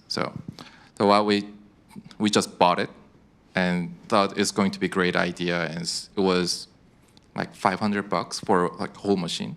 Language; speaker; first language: English; non-native, fluent; Korean